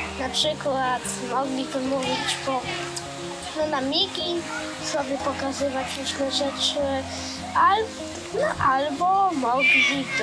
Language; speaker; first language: Polish; early bilingual, other home language; Ukrainian